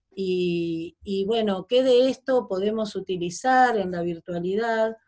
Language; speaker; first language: Spanish; native; Spanish